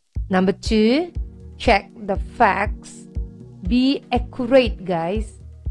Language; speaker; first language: English; non-native, fluent; Indonesian